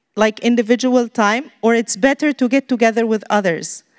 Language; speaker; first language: English; non-native, fluent; Arabic